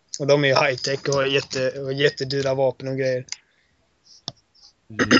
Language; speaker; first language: Swedish; native; Swedish